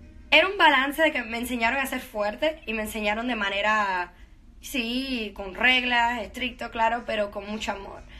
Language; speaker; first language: Spanish; native; Spanish